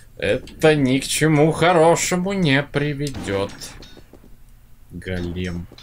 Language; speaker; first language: Russian; native; Russian